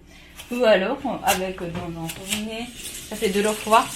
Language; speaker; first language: French; non-native, fluent; Japanese